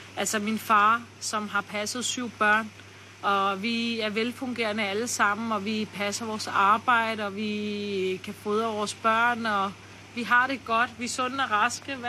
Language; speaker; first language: Danish; early bilingual, other home language; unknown